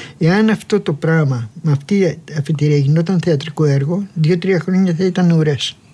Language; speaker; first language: Greek; native; Greek